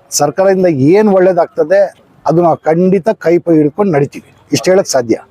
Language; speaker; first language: Kannada; non-native, local second language; Urdu